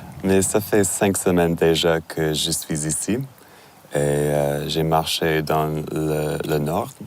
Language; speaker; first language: French; non-native, learner; English